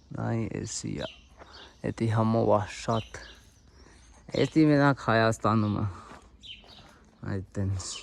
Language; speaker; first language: Armenian; non-native, learner; Hindi